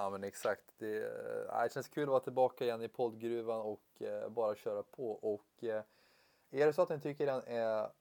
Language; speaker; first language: Swedish; native; Swedish